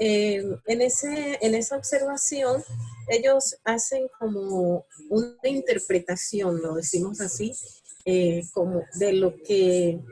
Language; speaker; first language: Spanish; native; Spanish